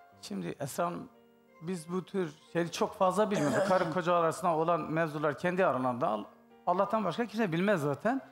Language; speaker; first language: Turkish; native; Turkish